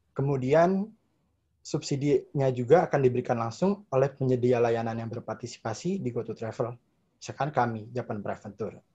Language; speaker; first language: Indonesian; native; Indonesian